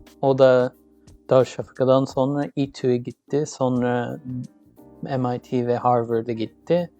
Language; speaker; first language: Turkish; early bilingual, heritage; English